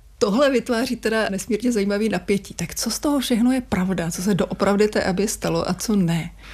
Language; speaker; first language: Czech; native; Czech